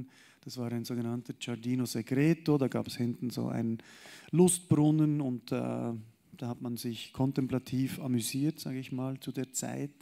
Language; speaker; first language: German; native; German